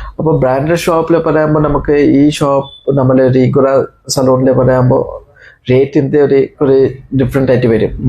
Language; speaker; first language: Malayalam; non-native, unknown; Assamese